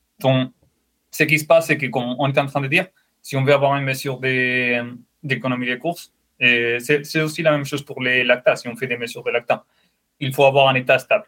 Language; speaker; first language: French; non-native, fluent; Spanish